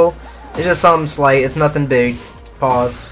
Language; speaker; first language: English; native; English